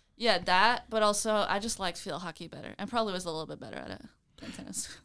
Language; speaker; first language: English; non-native, fluent; Dutch